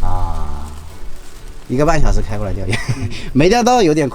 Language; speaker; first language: Chinese; native; Chinese